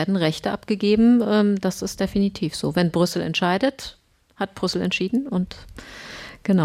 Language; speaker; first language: German; native; German